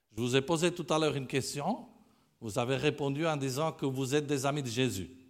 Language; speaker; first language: French; non-native, fluent; Italian